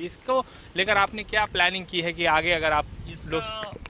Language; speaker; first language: Hindi; native; Hindi